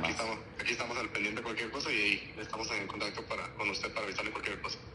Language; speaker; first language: Spanish; native; Spanish